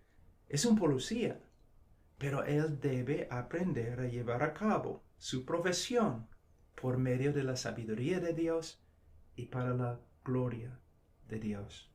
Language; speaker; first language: Spanish; non-native, fluent; English